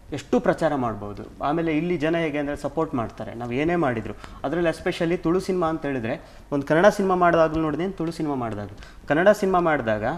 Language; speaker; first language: Kannada; native; Kannada